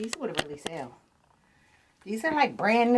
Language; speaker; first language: English; native; English